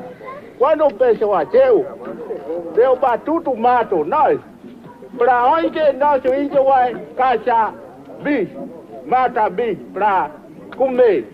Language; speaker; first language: Portuguese; non-native, local second language; Kayapó